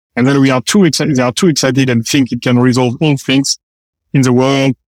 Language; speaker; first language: English; non-native, fluent; French